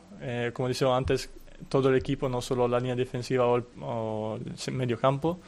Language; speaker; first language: Spanish; non-native, fluent; Italian